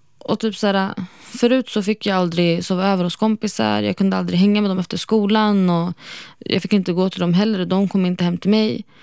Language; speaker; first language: Swedish; non-native, fluent; Arabic